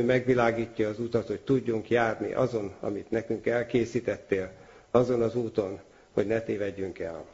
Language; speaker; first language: Hungarian; native; Hungarian